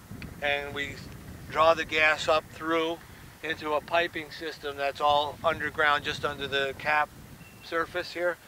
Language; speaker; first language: English; native; English